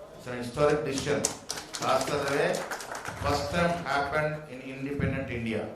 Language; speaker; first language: Hindi; non-native, local second language; Telugu